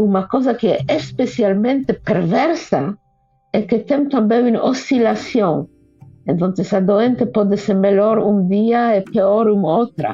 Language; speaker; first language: Portuguese; non-native, fluent; French